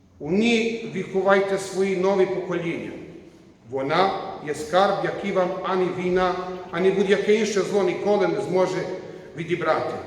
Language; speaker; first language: Ukrainian; non-native, learner; Croatian